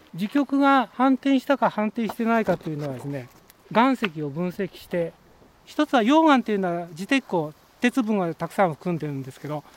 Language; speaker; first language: Japanese; native; Japanese